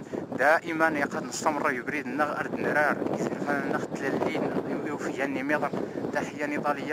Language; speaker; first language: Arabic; non-native, local second language; Berber languages